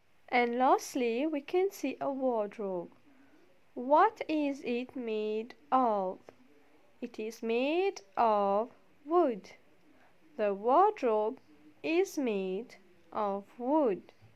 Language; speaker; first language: English; non-native, local second language; Morisyen